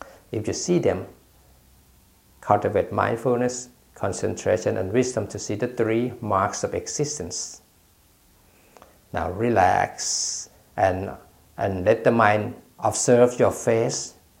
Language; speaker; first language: English; non-native, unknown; Thai